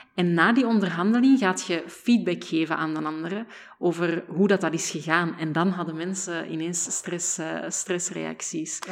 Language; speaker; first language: Dutch; native; Dutch